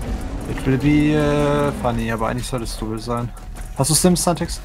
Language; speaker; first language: German; native; German